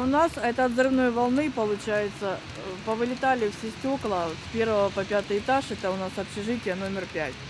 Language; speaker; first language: Russian; native; Russian